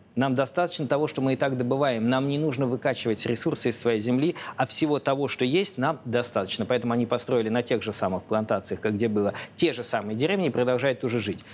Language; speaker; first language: Russian; native; Russian